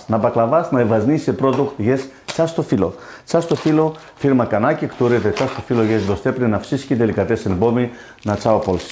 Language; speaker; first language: Polish; non-native, fluent; Greek